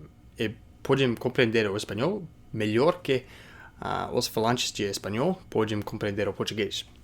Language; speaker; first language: Portuguese; non-native, fluent; English